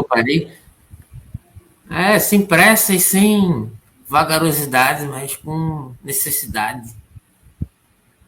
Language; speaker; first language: Portuguese; native; Portuguese